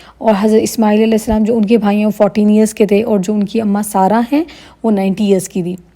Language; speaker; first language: Urdu; native; Urdu